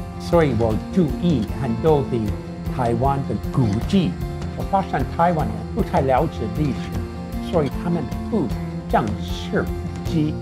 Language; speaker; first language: Chinese; non-native, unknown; English